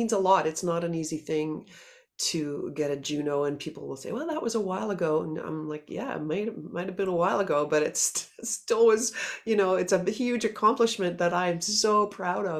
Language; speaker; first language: English; native; English